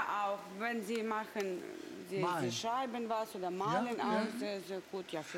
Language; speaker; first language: German; non-native, learner; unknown